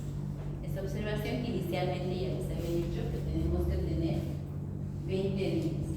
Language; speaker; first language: Spanish; native; Spanish